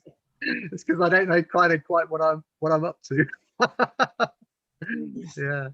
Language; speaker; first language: English; native; English